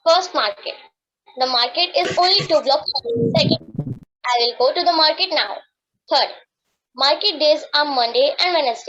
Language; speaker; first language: English; non-native, learner; Hindi